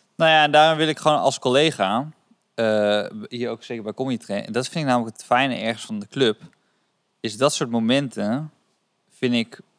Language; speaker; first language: Dutch; native; Dutch